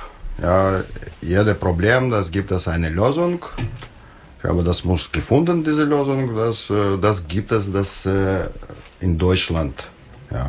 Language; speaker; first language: German; non-native, learner; Russian